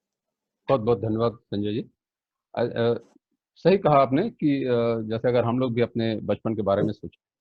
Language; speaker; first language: Hindi; native; Hindi